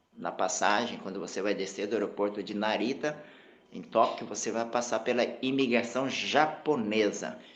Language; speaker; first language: Portuguese; native; Portuguese